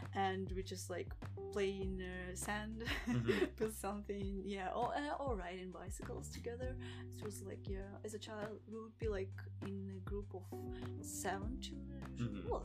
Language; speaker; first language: English; non-native, fluent; Russian